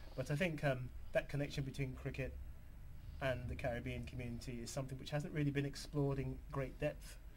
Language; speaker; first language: English; native; English